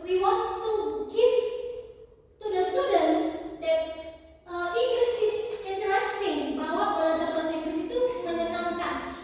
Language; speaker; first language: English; non-native, fluent; Indonesian